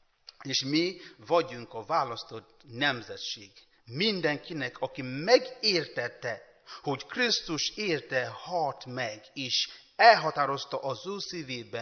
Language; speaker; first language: Hungarian; non-native, learner; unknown